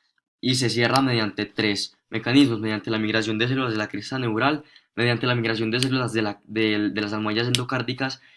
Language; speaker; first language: Spanish; native; Spanish